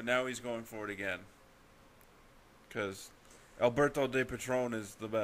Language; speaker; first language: English; native; English